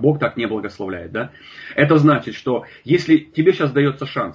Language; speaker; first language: Russian; native; Russian